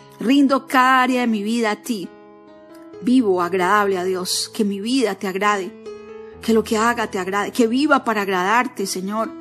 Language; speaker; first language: Spanish; native; Spanish